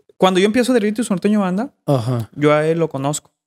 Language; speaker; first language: Spanish; native; Spanish